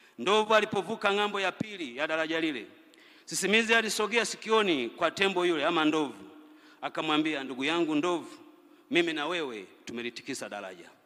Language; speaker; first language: Swahili; native; Swahili